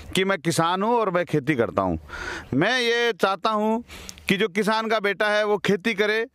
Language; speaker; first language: Hindi; native; Hindi